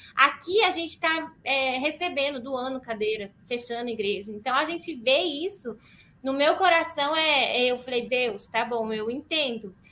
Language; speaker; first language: Portuguese; native; Portuguese